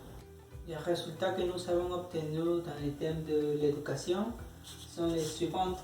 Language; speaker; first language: French; non-native, learner; Spanish